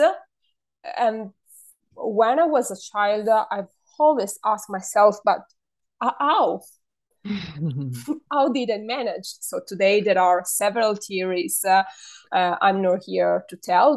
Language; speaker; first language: English; non-native, fluent; Italian